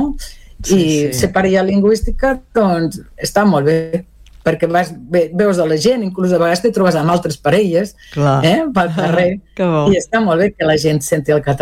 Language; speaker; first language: Catalan; non-native, local second language; Spanish